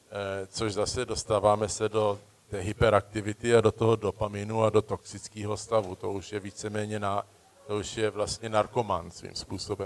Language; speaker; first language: Czech; early bilingual, heritage; Czech